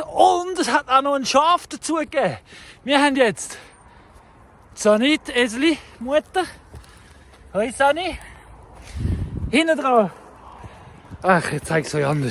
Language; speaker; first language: German; non-native, fluent; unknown